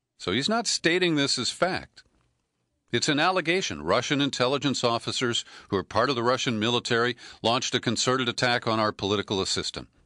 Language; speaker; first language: English; native; English